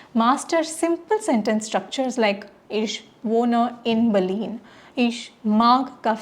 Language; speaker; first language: German; non-native, learner; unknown